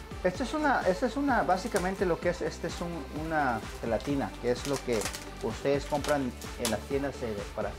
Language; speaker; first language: Spanish; native; Spanish